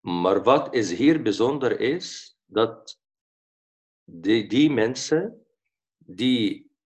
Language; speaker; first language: Dutch; non-native, learner; Arabic